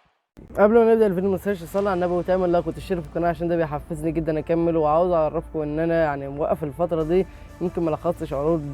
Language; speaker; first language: Arabic; native; Arabic